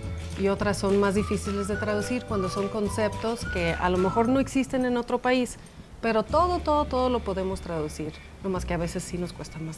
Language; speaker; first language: Spanish; non-native, fluent; English